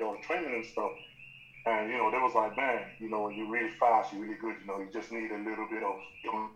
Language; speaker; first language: English; non-native, local second language; Yoruba